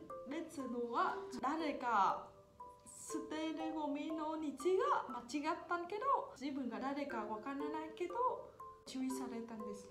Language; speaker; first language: Japanese; non-native, learner; Burmese